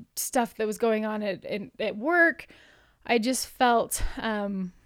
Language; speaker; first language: English; native; English